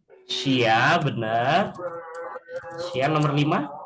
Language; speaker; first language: Indonesian; native; Indonesian